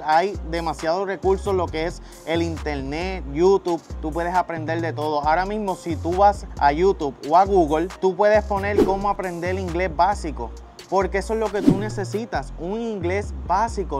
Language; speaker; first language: Spanish; native; Spanish